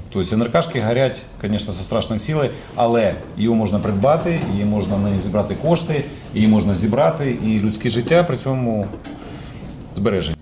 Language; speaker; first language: Ukrainian; native; Ukrainian